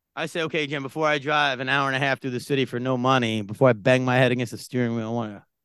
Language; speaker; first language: English; native; English